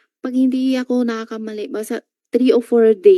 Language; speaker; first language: Filipino; non-native, learner; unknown